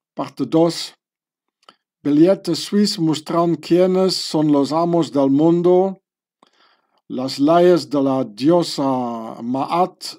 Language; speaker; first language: Spanish; non-native, learner; French